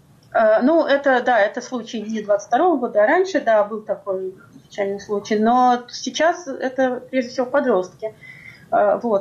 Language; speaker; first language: Russian; native; Russian